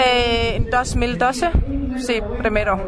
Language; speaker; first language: Spanish; non-native, learner; Danish